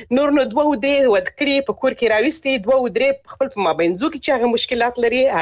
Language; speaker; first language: Pashto; native; Pashto